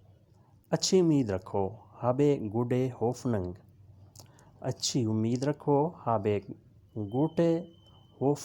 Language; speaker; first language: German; non-native, learner; Urdu